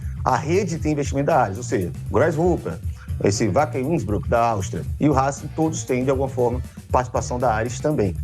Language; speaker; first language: Portuguese; native; Portuguese